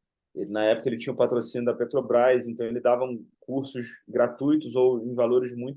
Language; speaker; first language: Portuguese; native; Portuguese